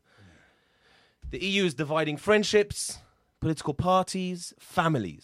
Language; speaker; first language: English; native; English